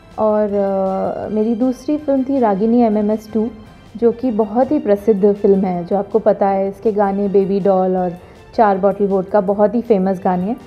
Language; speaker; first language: Hindi; non-native, local second language; Bangla